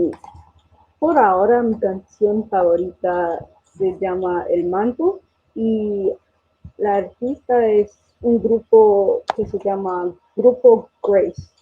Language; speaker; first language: Spanish; non-native, fluent; English